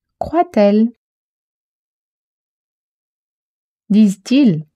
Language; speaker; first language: French; non-native, fluent; Russian